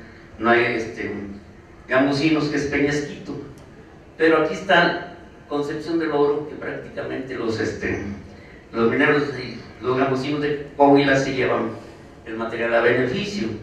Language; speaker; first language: Spanish; native; Spanish